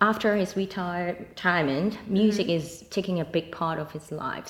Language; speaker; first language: English; non-native, local second language; Cantonese